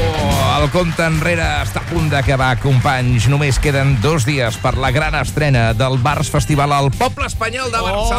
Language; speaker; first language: Catalan; native; Catalan